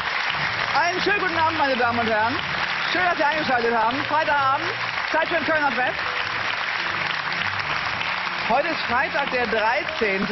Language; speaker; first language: German; native; German